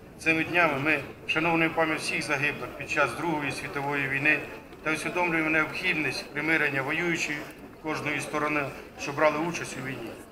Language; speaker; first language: Ukrainian; native; Ukrainian